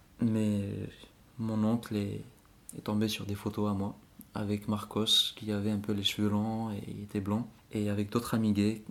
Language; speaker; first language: French; non-native, local second language; Arabic